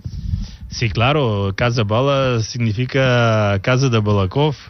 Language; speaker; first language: Portuguese; non-native, learner; Bulgarian